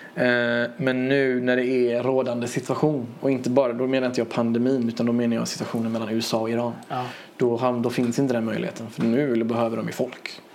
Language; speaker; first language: Swedish; early bilingual, other home language; Persian